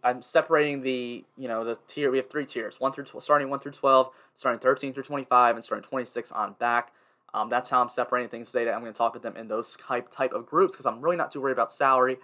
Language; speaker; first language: English; native; English